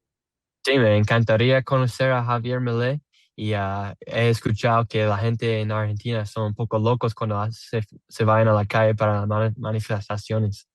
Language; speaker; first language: Spanish; non-native, learner; English